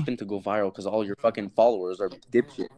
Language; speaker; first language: English; native; English